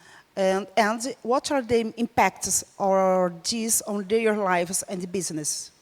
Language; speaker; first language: English; non-native, learner; Portuguese